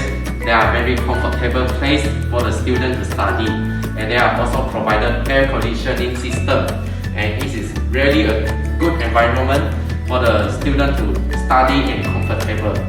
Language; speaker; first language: English; non-native, local second language; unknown